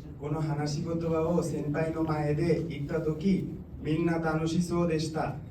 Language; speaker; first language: Japanese; non-native, learner; Bangla